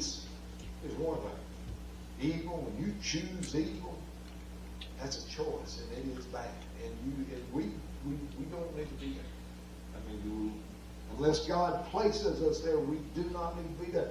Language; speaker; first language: English; native; English